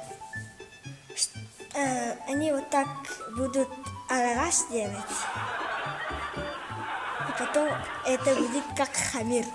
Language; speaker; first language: Russian; non-native, learner; Tajik